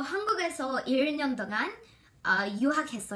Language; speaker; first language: Korean; non-native, learner; English